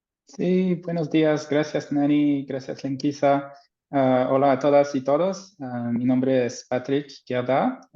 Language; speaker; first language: Spanish; non-native, fluent; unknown